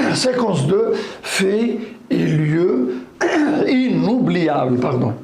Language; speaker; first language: French; non-native, local second language; Arabic